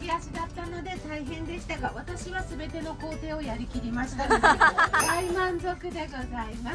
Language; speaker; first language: Japanese; native; Japanese